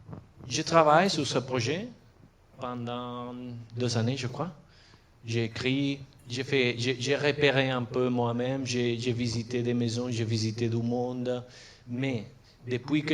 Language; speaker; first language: French; non-native, fluent; Catalan